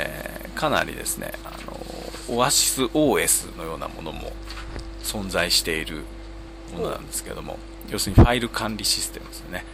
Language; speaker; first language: Japanese; native; Japanese